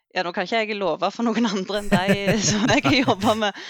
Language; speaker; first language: Norwegian; native; Norwegian